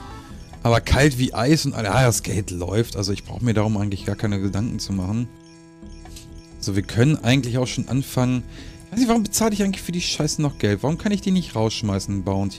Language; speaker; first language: German; native; German